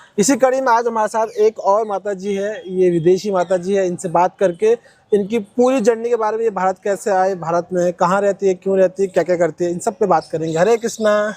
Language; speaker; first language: Hindi; native; Hindi